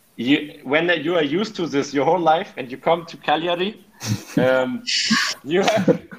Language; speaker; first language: English; non-native, fluent; German